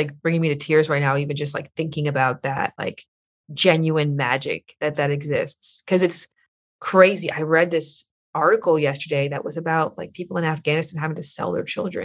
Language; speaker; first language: English; native; English